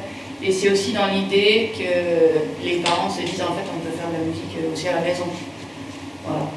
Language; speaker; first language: French; native; French